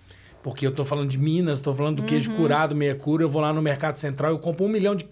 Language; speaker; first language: Portuguese; native; Portuguese